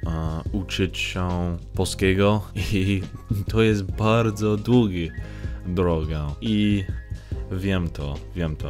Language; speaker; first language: Polish; non-native, learner; English